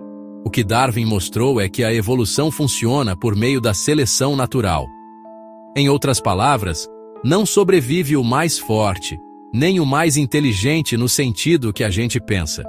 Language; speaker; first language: Portuguese; native; Portuguese